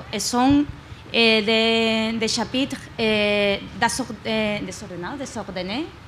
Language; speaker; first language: French; non-native, learner; Spanish